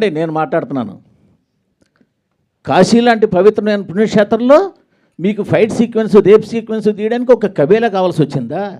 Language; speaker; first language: Telugu; native; Telugu